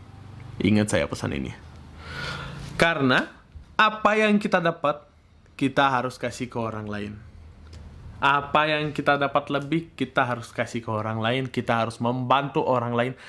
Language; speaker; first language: Indonesian; early bilingual, other home language; Russian